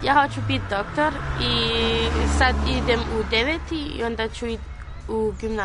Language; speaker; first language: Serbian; early bilingual, heritage; Bosnian